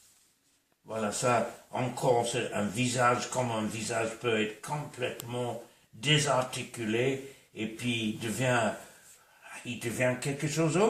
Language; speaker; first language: French; non-native, fluent; English